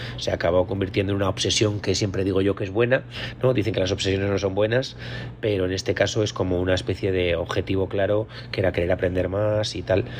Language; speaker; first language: Spanish; native; Spanish